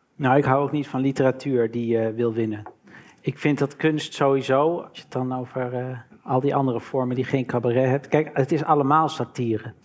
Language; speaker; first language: Dutch; native; Dutch